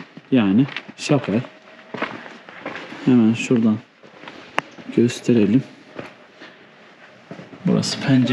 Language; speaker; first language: Turkish; native; Turkish